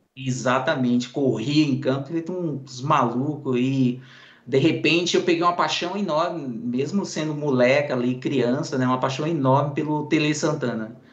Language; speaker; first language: Portuguese; native; Portuguese